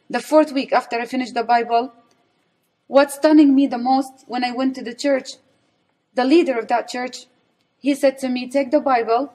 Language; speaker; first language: English; non-native, fluent; Arabic